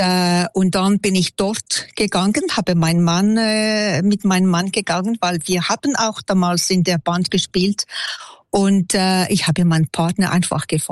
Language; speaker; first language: German; non-native, local second language; French